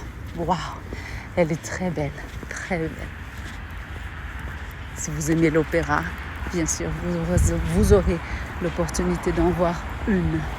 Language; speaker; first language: French; non-native, fluent; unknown